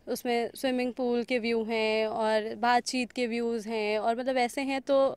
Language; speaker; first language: Hindi; native; Hindi